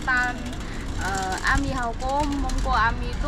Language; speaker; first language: Korean; non-native, learner; Vietnamese